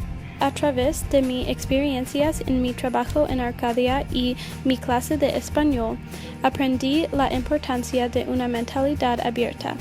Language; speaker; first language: Spanish; early bilingual, heritage; English